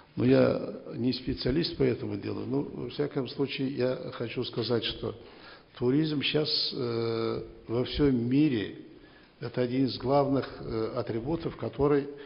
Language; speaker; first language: Russian; non-native, local second language; Kazakh